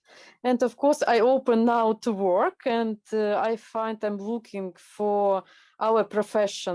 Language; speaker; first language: English; non-native, learner; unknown